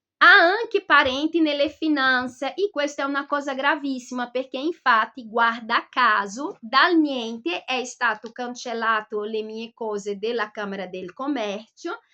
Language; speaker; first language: Italian; non-native, fluent; Portuguese